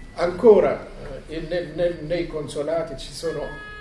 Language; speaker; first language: Italian; non-native, fluent; Arabic